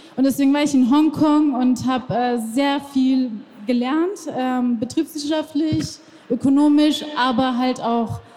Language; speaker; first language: German; non-native, fluent; Persian